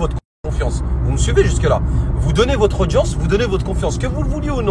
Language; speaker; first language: French; native; French